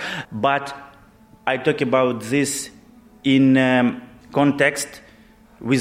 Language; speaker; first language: English; non-native, learner; Ukrainian